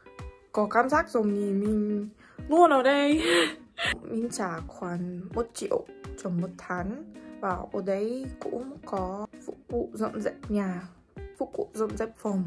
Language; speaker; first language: Vietnamese; non-native, fluent; Russian